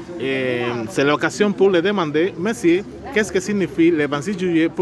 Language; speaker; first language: French; non-native, learner; Spanish